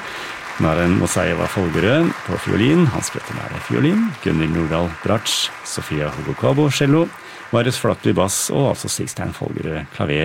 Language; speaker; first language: Norwegian; native; Norwegian